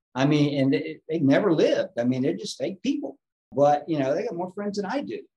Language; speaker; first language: English; native; English